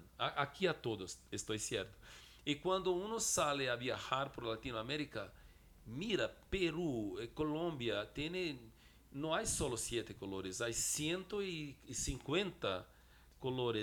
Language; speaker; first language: Spanish; non-native, fluent; Portuguese